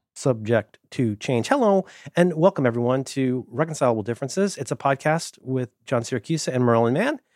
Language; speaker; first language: English; native; English